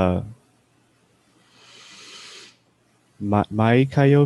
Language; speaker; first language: Japanese; non-native, learner; English